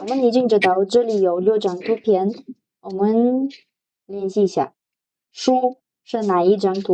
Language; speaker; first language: Chinese; non-native, fluent; Kazakh